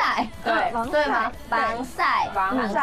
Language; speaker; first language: Chinese; non-native, fluent; Korean